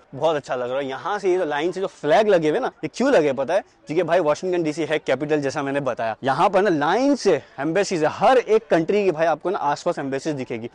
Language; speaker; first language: Hindi; non-native, local second language; Urdu